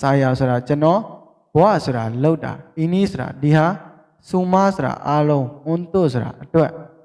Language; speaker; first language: Indonesian; non-native, learner; Burmese